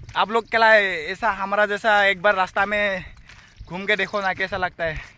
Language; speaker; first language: Hindi; non-native, local second language; Assamese